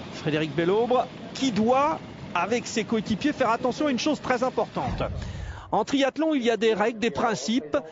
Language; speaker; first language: French; native; French